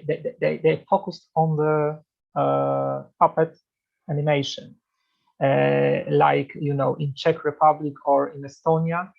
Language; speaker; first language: English; non-native, fluent; Polish